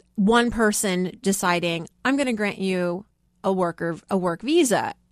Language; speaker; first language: English; early bilingual, other home language; Persian